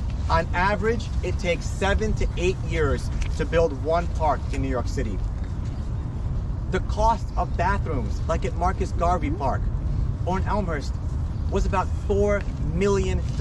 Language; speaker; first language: English; native; English